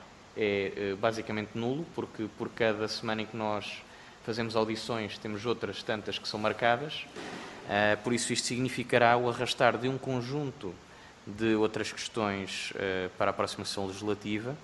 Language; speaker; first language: Portuguese; native; Portuguese